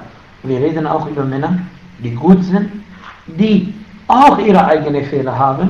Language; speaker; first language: German; non-native, fluent; Arabic